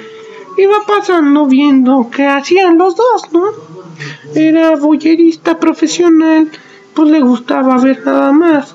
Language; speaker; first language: Spanish; native; Spanish